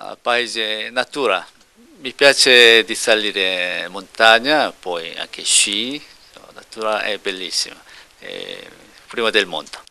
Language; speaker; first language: Italian; non-native, learner; Korean